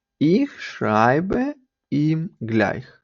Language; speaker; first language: German; non-native, fluent; Ukrainian